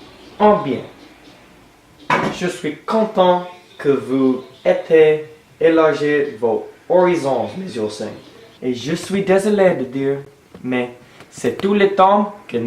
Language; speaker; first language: French; non-native, learner; English